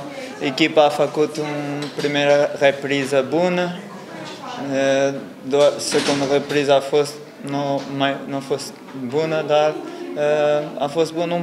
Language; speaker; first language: Romanian; non-native, learner; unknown